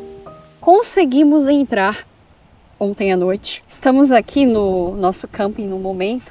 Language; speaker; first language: Portuguese; native; Portuguese